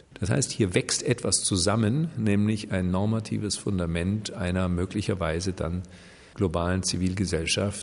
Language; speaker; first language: German; native; German